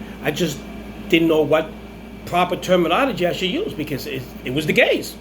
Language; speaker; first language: English; native; English